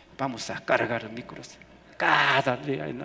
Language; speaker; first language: Spanish; non-native, fluent; Korean